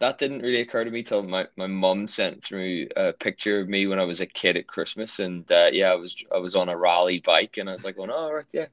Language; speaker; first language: English; native; English